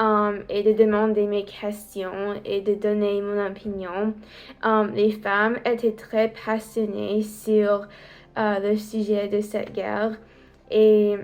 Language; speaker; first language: French; non-native, learner; English